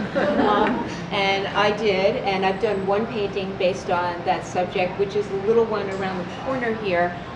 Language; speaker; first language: English; native; English